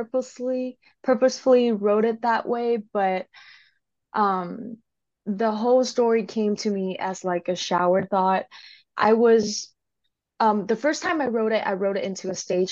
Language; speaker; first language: English; non-native, local second language; Cantonese